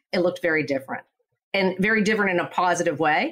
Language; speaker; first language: English; native; English